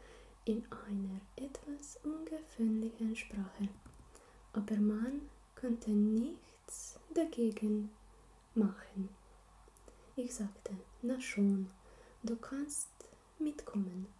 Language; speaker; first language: German; non-native, learner; Slovenian